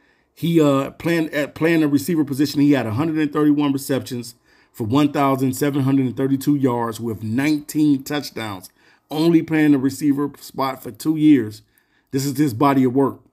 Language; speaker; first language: English; native; English